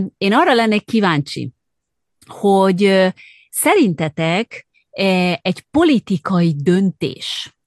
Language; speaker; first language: Hungarian; native; Hungarian